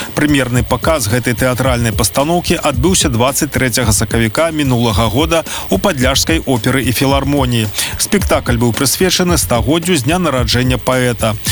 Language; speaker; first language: Belarusian; native; Belarusian